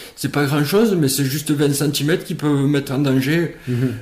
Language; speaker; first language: French; native; French